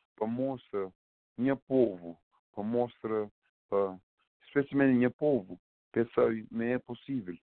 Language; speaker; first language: Portuguese; non-native, local second language; Kabuverdianu